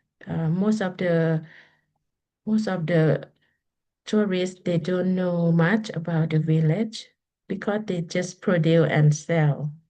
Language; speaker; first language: English; non-native, learner; Lao